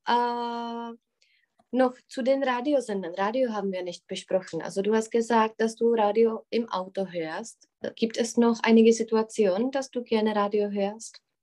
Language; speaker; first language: German; non-native, fluent; Czech